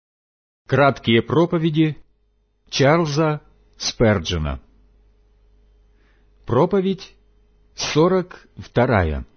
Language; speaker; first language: Russian; native; Russian